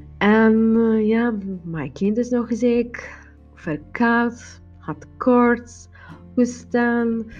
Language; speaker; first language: Dutch; non-native, learner; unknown